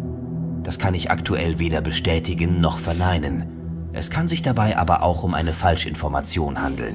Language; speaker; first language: German; native; German